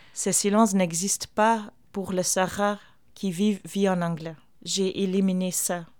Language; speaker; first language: French; non-native, fluent; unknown